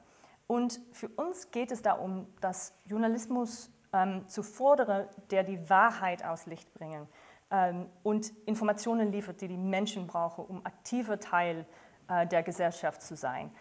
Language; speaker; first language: German; non-native, fluent; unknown